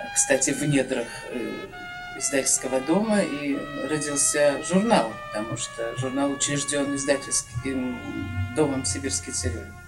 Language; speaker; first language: Russian; native; Russian